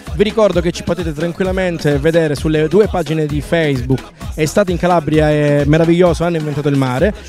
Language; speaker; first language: Italian; native; Italian